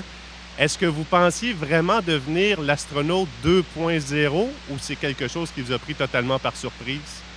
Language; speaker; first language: French; native; French